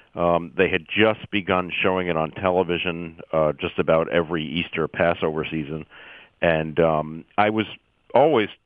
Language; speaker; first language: English; native; English